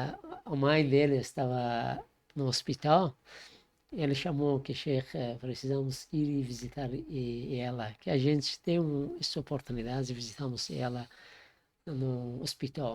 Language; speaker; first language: Portuguese; non-native, learner; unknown